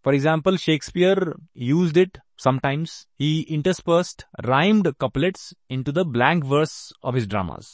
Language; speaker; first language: English; non-native, local second language; Hindi